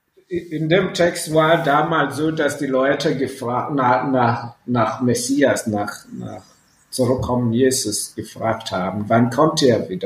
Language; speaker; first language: German; non-native, fluent; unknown